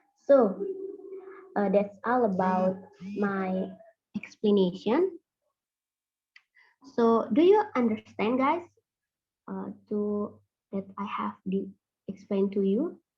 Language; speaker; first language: English; non-native, fluent; Indonesian